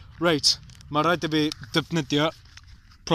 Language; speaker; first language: Welsh; non-native, local second language; English